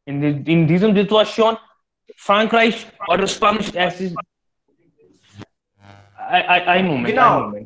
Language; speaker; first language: German; non-native, learner; Hindi